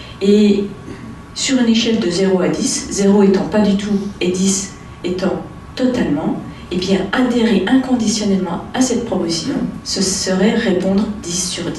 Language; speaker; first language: French; native; French